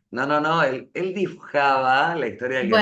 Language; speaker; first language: Spanish; native; Spanish